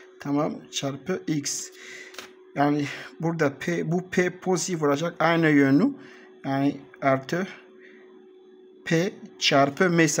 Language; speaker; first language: Turkish; non-native, learner; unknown